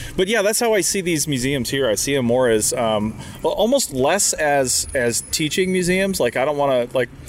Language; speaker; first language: English; native; English